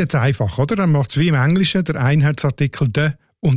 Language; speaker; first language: German; native; German